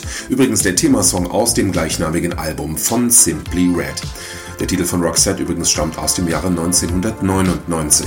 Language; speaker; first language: German; native; German